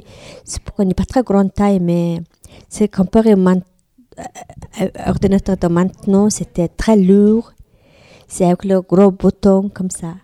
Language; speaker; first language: French; non-native, learner; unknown